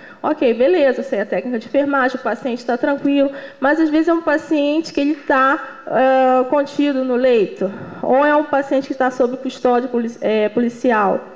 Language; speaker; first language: Portuguese; native; Portuguese